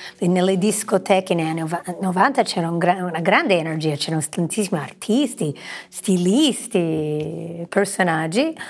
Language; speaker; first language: Italian; non-native, fluent; English